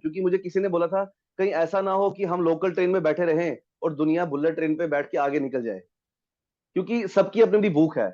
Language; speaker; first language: Hindi; native; Hindi